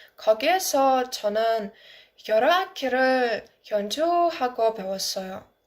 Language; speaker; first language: Korean; non-native, learner; Ukrainian